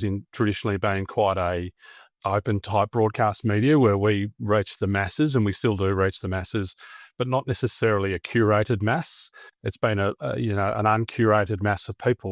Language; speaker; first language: English; native; English